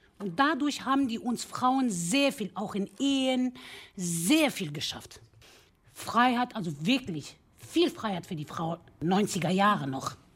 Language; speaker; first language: German; early bilingual, other home language; Kurdish